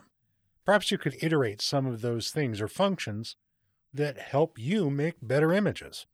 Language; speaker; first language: English; native; English